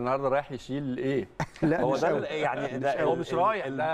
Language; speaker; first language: Arabic; native; Arabic